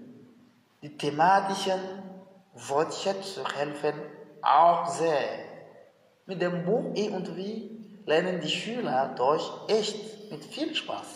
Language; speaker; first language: German; non-native, fluent; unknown